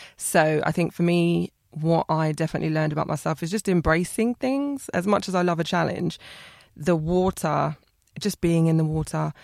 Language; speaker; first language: English; native; English